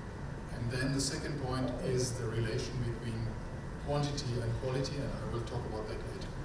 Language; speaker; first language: English; non-native, fluent; German